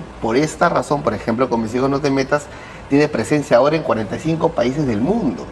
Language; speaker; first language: Spanish; native; Spanish